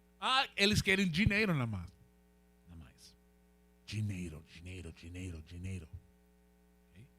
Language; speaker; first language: Portuguese; non-native, learner; Spanish